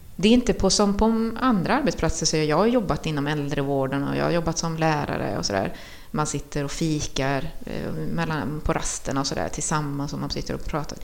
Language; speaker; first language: Swedish; early bilingual, other home language; Spanish